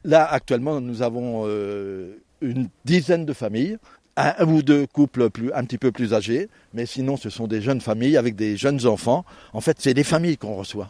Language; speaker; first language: French; native; French